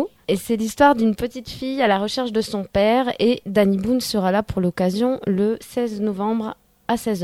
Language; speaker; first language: French; native; French